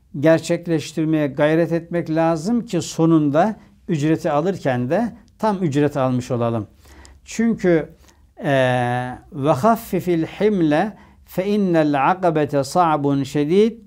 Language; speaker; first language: Turkish; native; Turkish